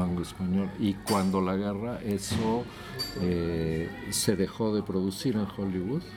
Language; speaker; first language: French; non-native, learner; Spanish